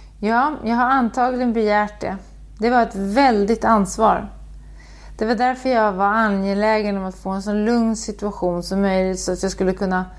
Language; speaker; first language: Swedish; native; Swedish